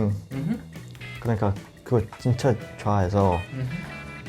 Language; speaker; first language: Korean; non-native, learner; Italian